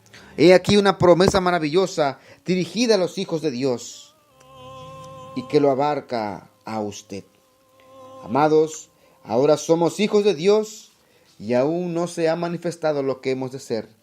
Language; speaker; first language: Spanish; native; Spanish